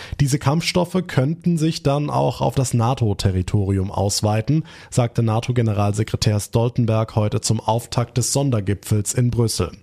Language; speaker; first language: German; native; German